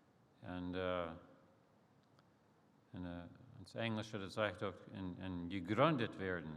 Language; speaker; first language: German; early bilingual, heritage; Plautdietsch